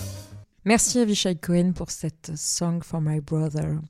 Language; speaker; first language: French; native; French